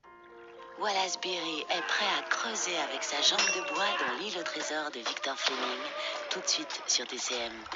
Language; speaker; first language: French; native; French